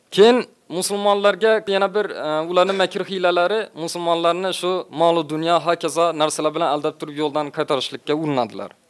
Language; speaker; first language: Uzbek; native; Uzbek